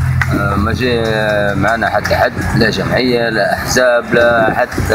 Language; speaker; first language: Arabic; native; Arabic